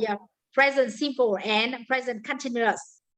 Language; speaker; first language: English; non-native, learner; Vietnamese